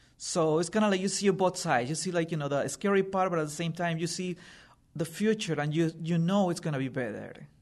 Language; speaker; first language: English; non-native, fluent; Spanish